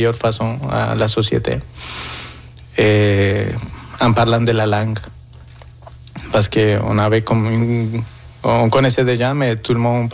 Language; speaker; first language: French; non-native, fluent; Spanish